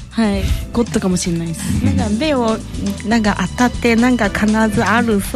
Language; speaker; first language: Japanese; non-native, fluent; Chinese